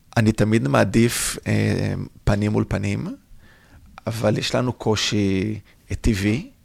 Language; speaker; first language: Hebrew; non-native, fluent; Portuguese